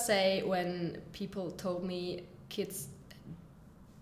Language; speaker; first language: English; non-native, learner; German